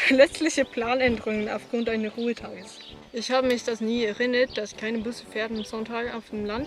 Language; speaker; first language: German; non-native, fluent; Swedish